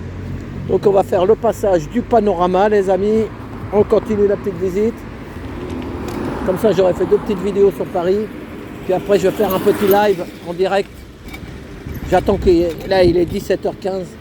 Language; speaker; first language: French; native; French